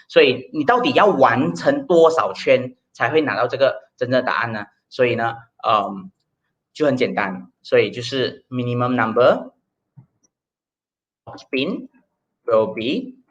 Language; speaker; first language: Chinese; native; Chinese